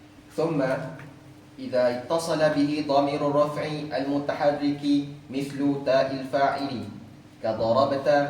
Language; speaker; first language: Arabic; non-native, learner; Malay